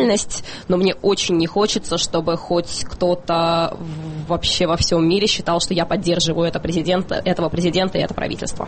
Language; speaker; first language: Russian; native; Russian